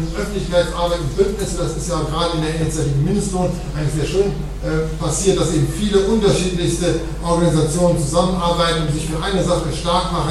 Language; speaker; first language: German; native; German